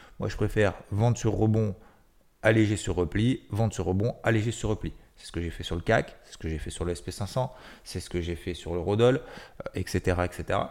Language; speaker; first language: French; native; French